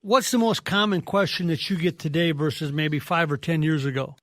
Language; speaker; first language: English; native; English